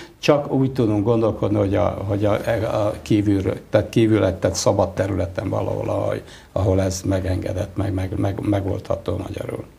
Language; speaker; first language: Hungarian; native; Hungarian